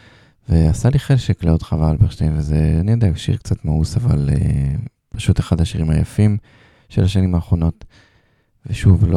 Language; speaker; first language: Hebrew; native; Hebrew